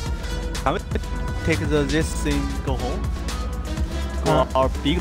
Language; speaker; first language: English; non-native, learner; Chinese